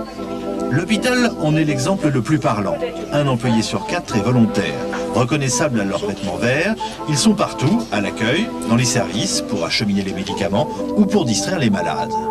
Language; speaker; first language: French; native; French